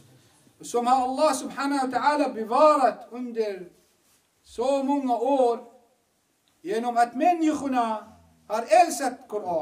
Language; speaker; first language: Swedish; non-native, fluent; Arabic